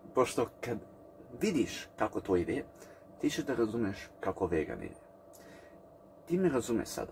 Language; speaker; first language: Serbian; early bilingual, heritage; English